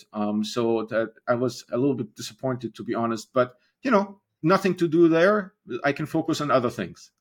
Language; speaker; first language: English; non-native, fluent; German